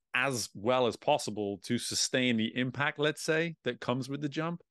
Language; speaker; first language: English; native; English